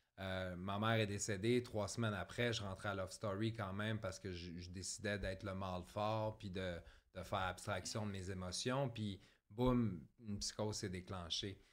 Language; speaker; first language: French; native; French